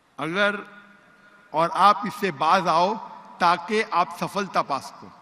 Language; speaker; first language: Urdu; non-native, local second language; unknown